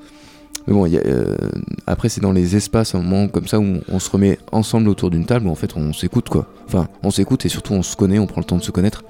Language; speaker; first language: French; native; French